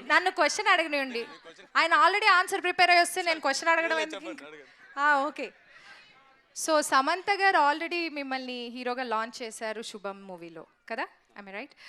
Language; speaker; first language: Telugu; native; Telugu